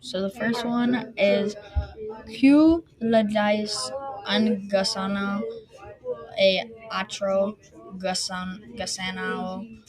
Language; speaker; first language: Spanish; non-native, learner; English